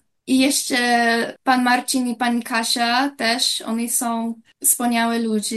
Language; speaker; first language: Polish; early bilingual, heritage; English